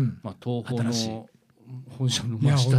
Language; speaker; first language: Japanese; native; Japanese